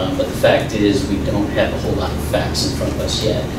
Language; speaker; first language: English; native; English